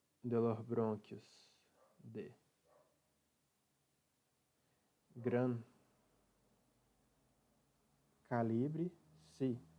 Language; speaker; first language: Spanish; non-native, learner; Portuguese